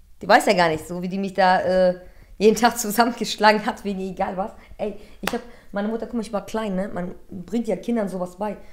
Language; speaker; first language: German; early bilingual, other home language; Polish